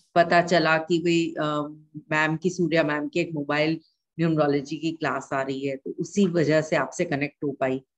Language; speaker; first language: Hindi; native; Hindi